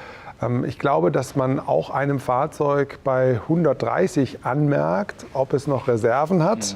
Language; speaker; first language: German; native; German